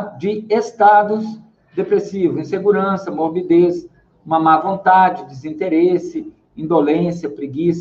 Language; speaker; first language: Portuguese; native; Portuguese